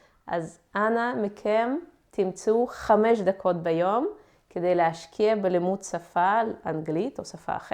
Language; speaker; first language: Hebrew; non-native, fluent; Russian